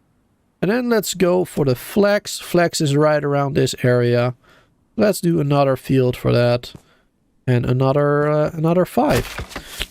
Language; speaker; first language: English; native; English